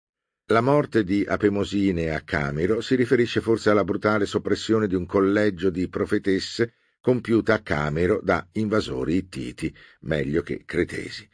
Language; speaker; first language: Italian; native; Italian